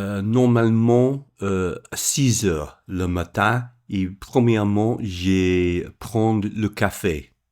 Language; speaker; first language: French; non-native, learner; English